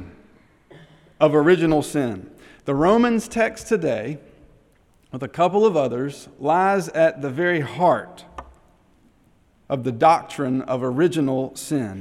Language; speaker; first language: English; native; English